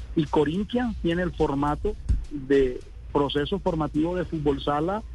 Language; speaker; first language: Spanish; native; Spanish